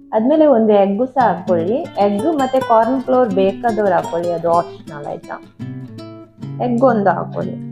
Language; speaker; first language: Kannada; non-native, local second language; Tulu